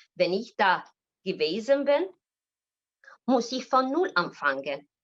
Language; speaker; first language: German; non-native, learner; Arabic